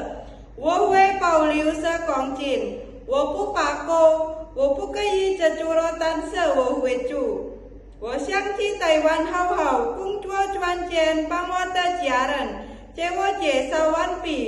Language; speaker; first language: Chinese; non-native, learner; Indonesian